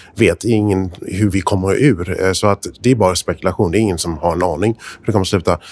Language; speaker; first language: Swedish; non-native, fluent; English